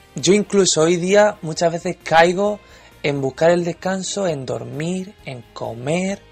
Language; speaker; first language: Spanish; native; Spanish